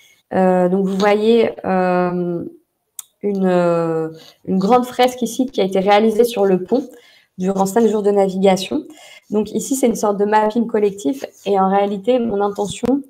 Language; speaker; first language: French; native; French